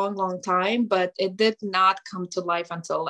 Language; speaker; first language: English; non-native, fluent; Romanian